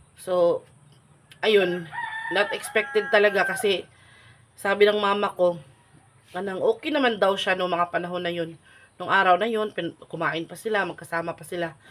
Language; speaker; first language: Filipino; non-native, local second language; Cebuano